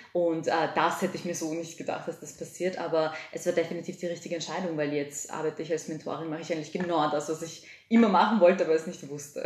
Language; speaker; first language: German; early bilingual, other home language; Serbian